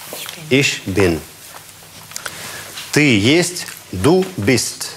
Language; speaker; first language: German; non-native, fluent; Russian